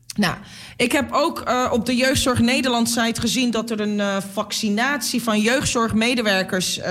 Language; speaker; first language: Dutch; native; Dutch